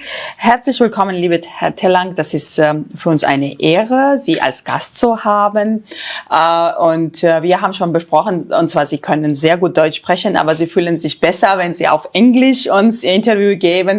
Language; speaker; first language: German; non-native, fluent; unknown